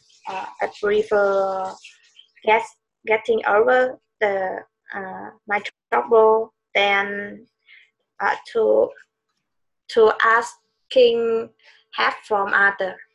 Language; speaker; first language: English; non-native, learner; Vietnamese